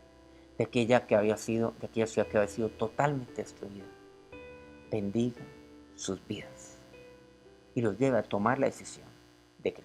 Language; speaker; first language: Spanish; native; Spanish